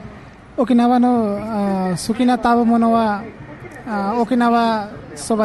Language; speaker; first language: Japanese; non-native, learner; Nepali